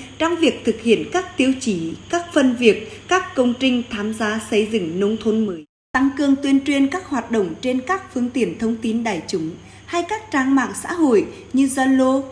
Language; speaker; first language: Vietnamese; non-native, local second language; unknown